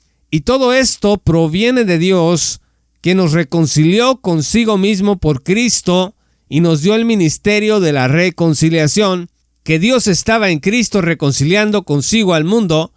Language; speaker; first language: Spanish; native; Spanish